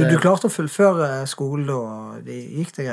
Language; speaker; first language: Norwegian; native; Norwegian